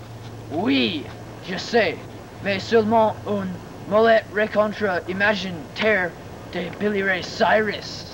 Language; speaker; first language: French; non-native, learner; English